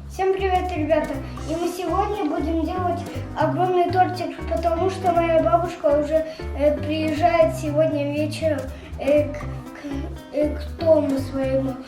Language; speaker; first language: Russian; early bilingual, heritage; Russian